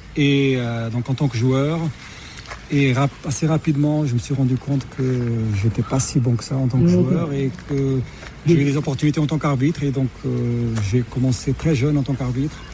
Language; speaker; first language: French; non-native, fluent; Portuguese